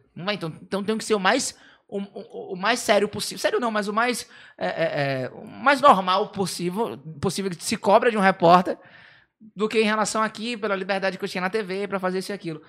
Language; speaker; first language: Portuguese; native; Portuguese